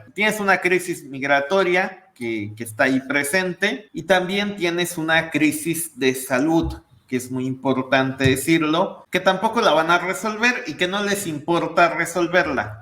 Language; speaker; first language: Spanish; native; Spanish